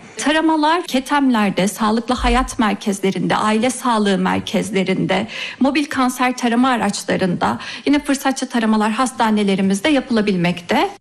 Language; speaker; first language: Turkish; native; Turkish